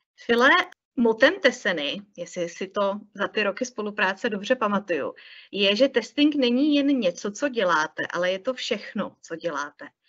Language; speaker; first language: Czech; native; Czech